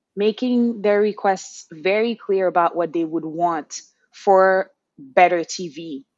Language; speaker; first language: English; non-native, fluent; Haitian Creole